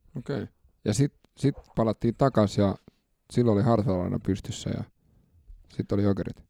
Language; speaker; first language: Finnish; native; Finnish